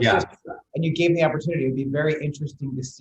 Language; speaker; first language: English; native; English